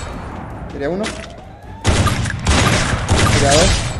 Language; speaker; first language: Spanish; native; Spanish